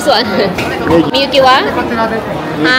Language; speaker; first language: Japanese; non-native, learner; Filipino